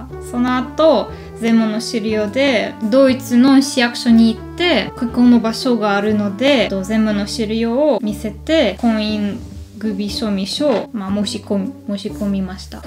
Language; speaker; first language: Japanese; non-native, learner; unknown